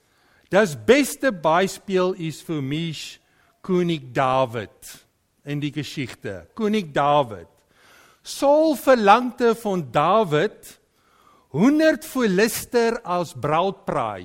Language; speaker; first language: German; non-native, fluent; Dutch